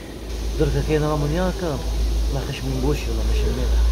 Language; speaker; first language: Arabic; native; Arabic